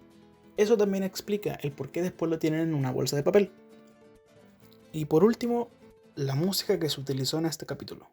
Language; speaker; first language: Spanish; native; Spanish